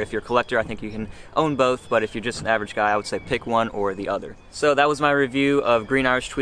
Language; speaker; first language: English; native; English